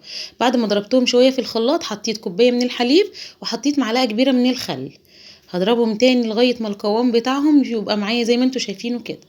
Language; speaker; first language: Arabic; native; Arabic